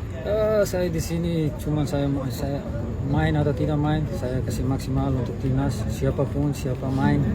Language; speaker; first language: Indonesian; non-native, fluent; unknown